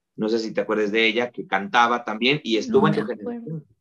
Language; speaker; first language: Spanish; native; Spanish